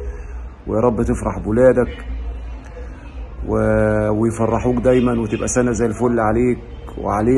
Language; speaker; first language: Arabic; native; Arabic